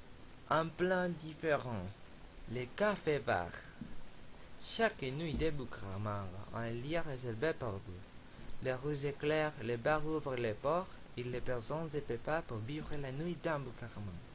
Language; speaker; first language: French; non-native, learner; Spanish